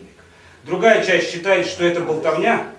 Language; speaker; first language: Russian; native; Russian